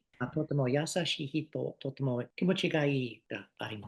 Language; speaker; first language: Japanese; non-native, learner; English